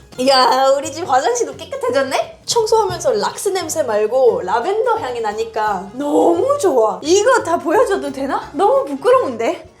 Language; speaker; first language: Korean; non-native, fluent; German